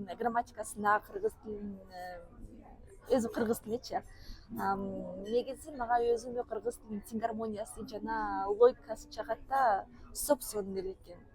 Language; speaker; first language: Kyrgyz; early bilingual, other home language; Russian